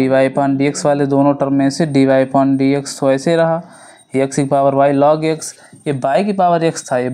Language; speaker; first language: Hindi; native; Hindi